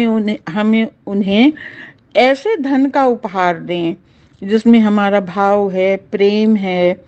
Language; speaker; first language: Hindi; native; Hindi